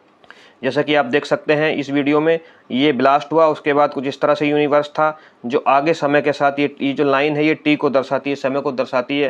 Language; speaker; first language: Hindi; native; Hindi